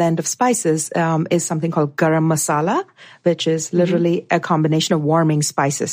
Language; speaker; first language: English; non-native, local second language; Gujarati